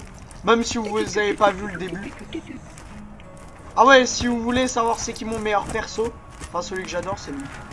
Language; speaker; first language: French; native; French